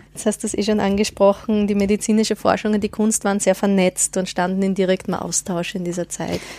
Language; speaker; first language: German; native; German